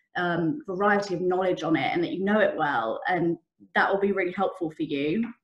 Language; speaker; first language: English; native; English